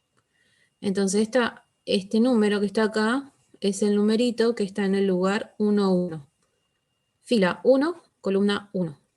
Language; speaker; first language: Spanish; native; Spanish